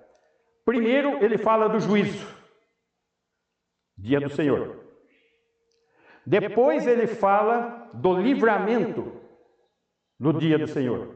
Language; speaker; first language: Portuguese; native; Portuguese